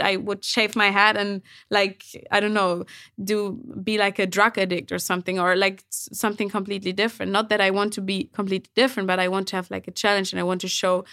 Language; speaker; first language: English; non-native, fluent; German